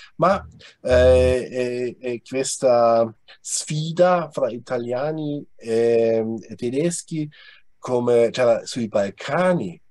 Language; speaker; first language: Italian; non-native, fluent; German